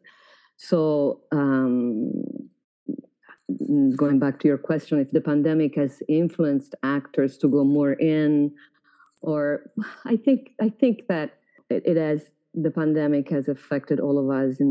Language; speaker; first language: English; non-native, fluent; Italian